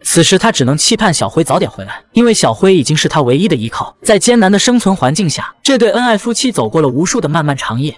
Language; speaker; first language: Chinese; native; Chinese